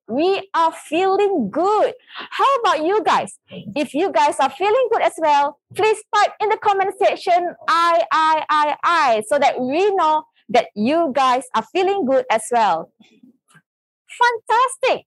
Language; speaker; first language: English; non-native, local second language; Malay